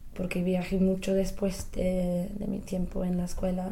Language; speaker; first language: Spanish; non-native, fluent; English